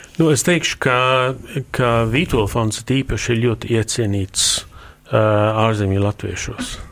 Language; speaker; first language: Latvian; early bilingual, heritage; Latvian